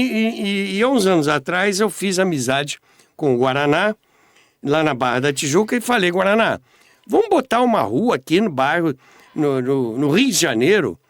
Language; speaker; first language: Portuguese; native; Portuguese